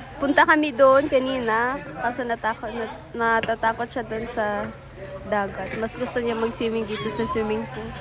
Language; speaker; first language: Filipino; non-native, local second language; Cebuano